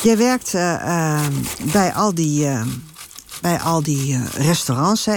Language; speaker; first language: Dutch; native; Dutch